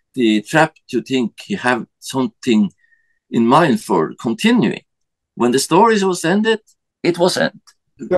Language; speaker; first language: English; non-native, learner; Norwegian